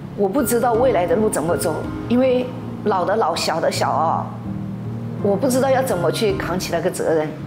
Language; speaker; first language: Chinese; native; Chinese